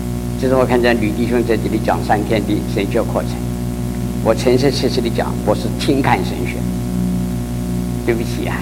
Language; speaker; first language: Chinese; native; Chinese